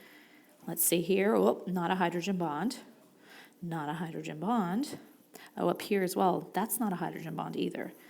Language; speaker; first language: English; native; English